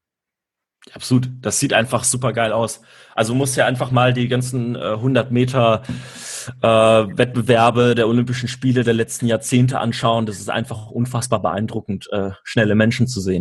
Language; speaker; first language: German; native; German